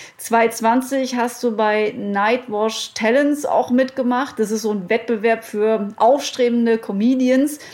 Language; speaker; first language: German; native; German